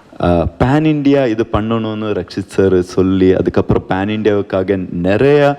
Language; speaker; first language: Tamil; non-native, learner; Kannada